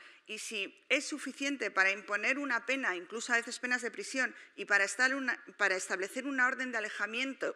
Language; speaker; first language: Spanish; native; Spanish